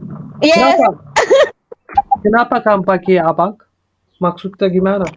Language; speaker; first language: Indonesian; non-native, learner; Turkish